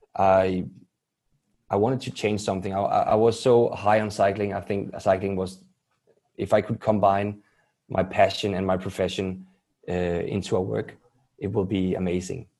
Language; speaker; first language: English; non-native, fluent; Danish